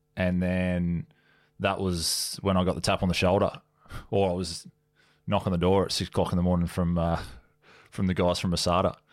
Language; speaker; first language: English; native; English